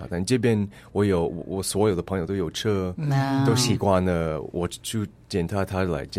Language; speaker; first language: Chinese; early bilingual, heritage; English